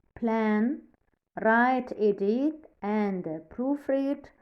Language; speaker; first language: English; non-native, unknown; Kazakh